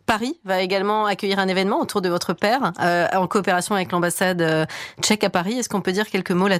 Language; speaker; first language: French; native; French